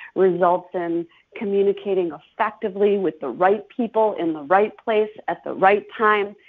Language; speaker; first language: English; native; English